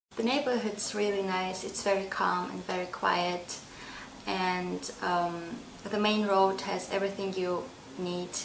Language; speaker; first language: English; non-native, fluent; Russian